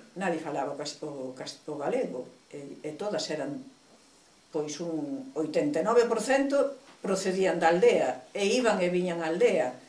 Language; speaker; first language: Galician; native; Galician